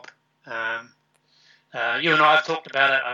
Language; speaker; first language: English; native; English